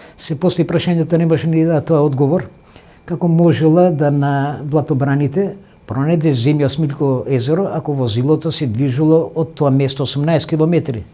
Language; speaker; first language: Macedonian; non-native, local second language; Albanian